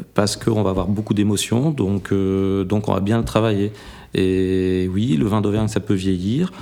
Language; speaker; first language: French; native; French